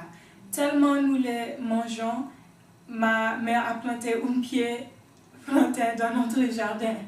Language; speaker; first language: French; non-native, learner; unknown